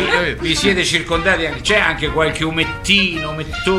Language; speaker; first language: Italian; native; Italian